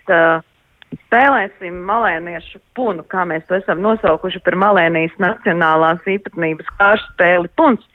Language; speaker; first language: Latvian; native; Latvian